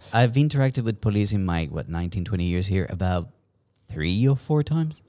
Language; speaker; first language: English; non-native, fluent; Spanish